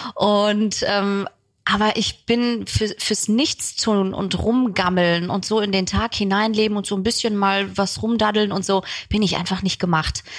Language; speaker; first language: German; early bilingual, other home language; Turkish